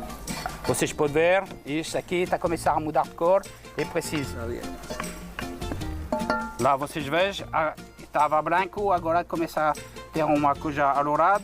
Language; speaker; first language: Portuguese; non-native, learner; French